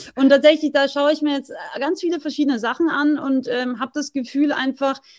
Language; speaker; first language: German; native; German